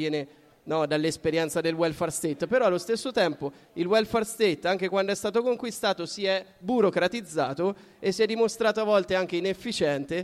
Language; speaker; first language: Italian; native; Italian